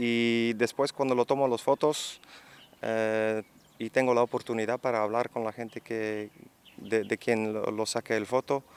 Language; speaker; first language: Spanish; non-native, fluent; Dutch